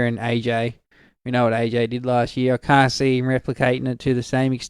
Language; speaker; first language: English; native; English